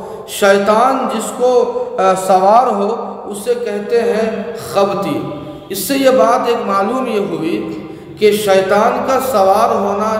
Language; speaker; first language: Urdu; native; Urdu